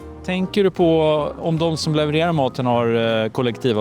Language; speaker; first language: Swedish; native; Swedish